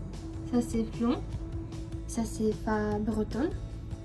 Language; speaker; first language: French; non-native, fluent; Japanese